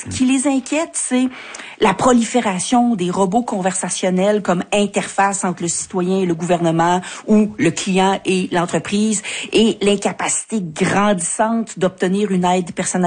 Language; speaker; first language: French; native; French